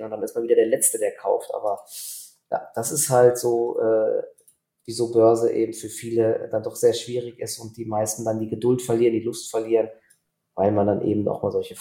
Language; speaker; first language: German; native; German